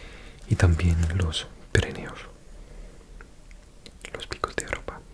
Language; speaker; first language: Spanish; non-native, fluent; English